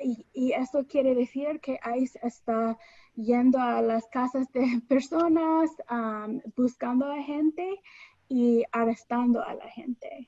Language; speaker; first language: Spanish; non-native, fluent; English